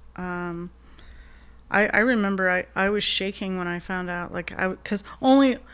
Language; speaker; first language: English; native; English